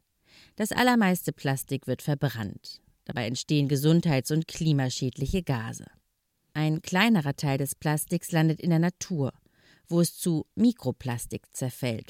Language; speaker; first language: German; native; German